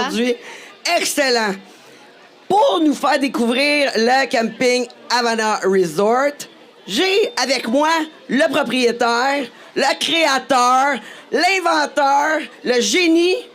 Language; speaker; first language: French; native; French